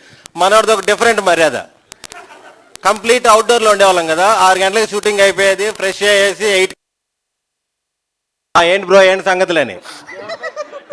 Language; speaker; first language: Telugu; native; Telugu